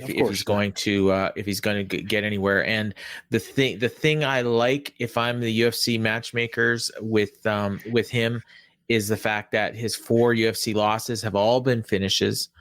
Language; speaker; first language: English; native; English